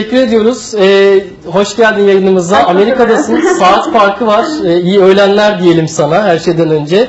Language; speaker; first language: Turkish; native; Turkish